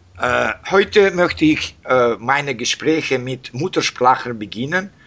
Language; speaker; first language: German; non-native, learner; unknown